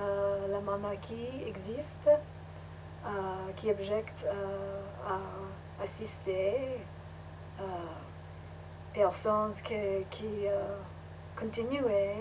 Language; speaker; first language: French; non-native, learner; English